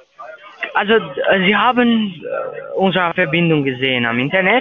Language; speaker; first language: German; non-native, learner; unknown